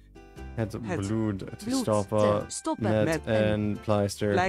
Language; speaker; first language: Dutch; non-native, learner; English